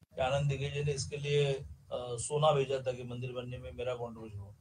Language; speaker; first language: Hindi; non-native, local second language; Marathi